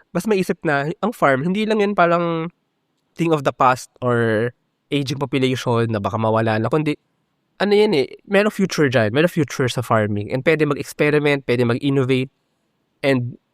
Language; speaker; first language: Filipino; native; Filipino